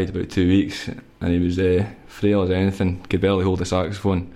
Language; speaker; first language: English; native; English